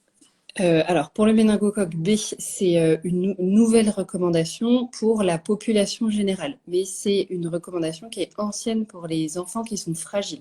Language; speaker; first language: French; native; French